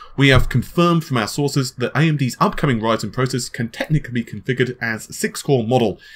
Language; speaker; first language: English; native; English